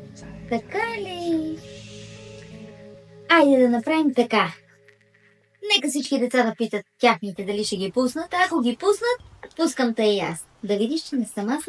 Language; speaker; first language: Bulgarian; native; Bulgarian